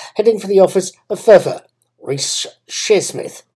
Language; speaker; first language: English; native; English